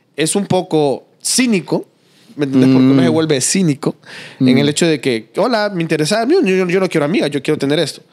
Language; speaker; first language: Spanish; native; Spanish